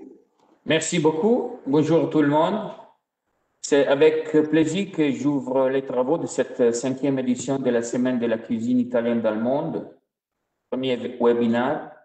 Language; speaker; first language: French; non-native, fluent; Italian